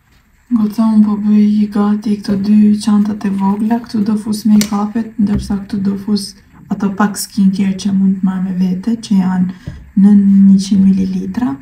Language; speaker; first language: Albanian; native; Albanian